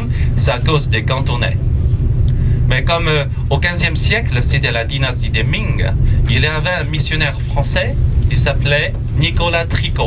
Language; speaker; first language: French; non-native, fluent; Chinese